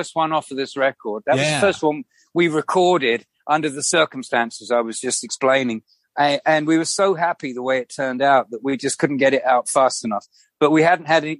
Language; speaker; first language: English; native; English